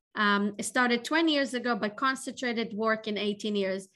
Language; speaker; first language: English; non-native, fluent; Hebrew